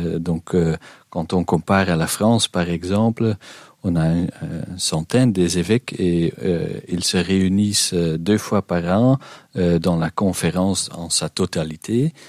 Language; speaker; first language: French; non-native, local second language; Dutch